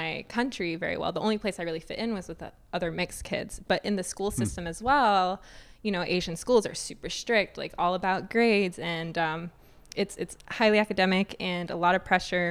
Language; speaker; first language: English; native; English